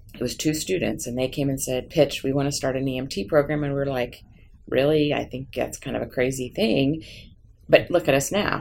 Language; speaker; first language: English; native; English